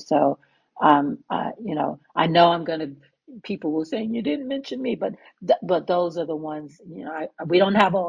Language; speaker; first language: English; native; English